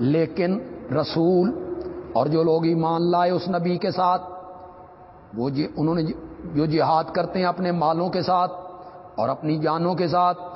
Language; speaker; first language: Urdu; non-native, local second language; Punjabi